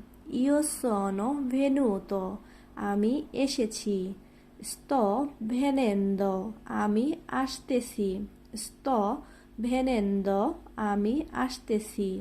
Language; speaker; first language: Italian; non-native, fluent; Bangla